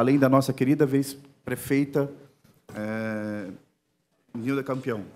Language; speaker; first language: Portuguese; native; Portuguese